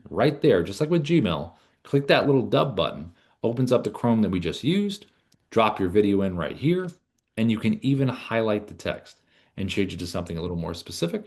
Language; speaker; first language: English; native; English